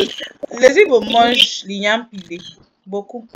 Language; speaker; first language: French; non-native, fluent; English